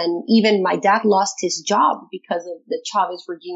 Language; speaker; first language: English; non-native, fluent; Spanish